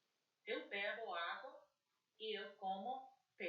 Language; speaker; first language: Portuguese; non-native, learner; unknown